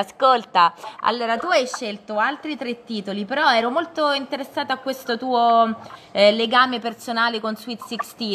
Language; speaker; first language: Italian; native; Italian